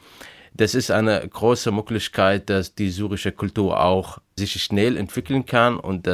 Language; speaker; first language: German; non-native, fluent; Arabic